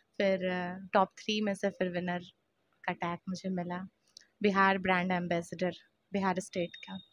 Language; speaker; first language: Hindi; native; Hindi